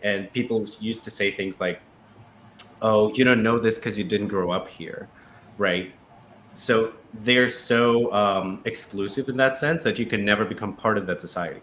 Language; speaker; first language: English; non-native, fluent; Russian